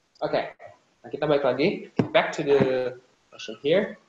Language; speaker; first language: English; non-native, fluent; Indonesian